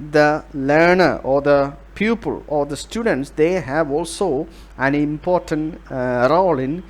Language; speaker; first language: English; non-native, local second language; Malayalam